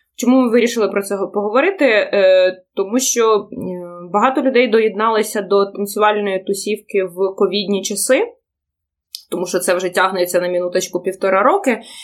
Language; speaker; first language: Ukrainian; non-native, local second language; Russian